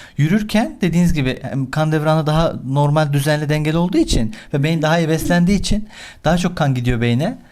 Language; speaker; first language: Turkish; native; Turkish